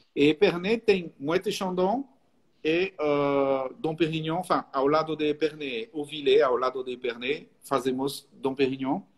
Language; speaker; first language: Portuguese; non-native, fluent; French